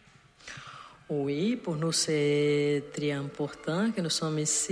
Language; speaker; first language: French; non-native, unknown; Portuguese